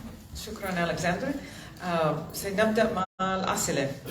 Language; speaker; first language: Arabic; early bilingual, heritage; Arabic